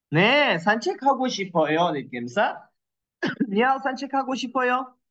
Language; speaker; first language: Korean; non-native, fluent; Kyrgyz